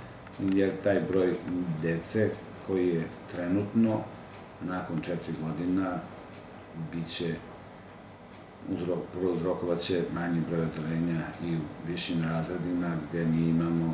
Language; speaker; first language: Serbian; native; Serbian